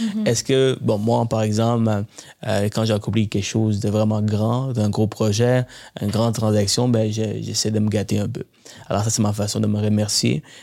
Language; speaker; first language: French; early bilingual, other home language; Tamil